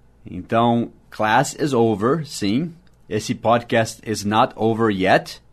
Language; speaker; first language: English; native; English